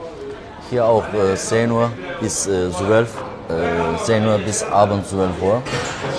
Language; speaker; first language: German; non-native, learner; Turkish